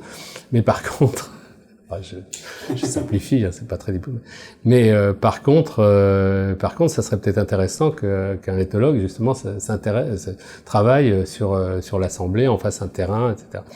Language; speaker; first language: French; native; French